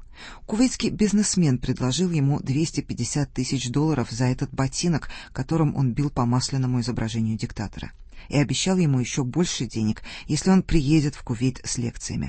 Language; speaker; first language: Russian; native; Russian